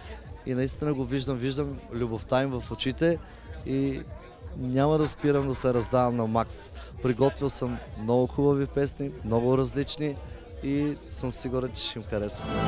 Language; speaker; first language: Bulgarian; native; Bulgarian